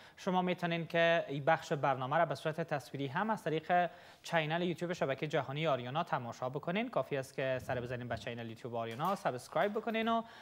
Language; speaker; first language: Persian; native; Persian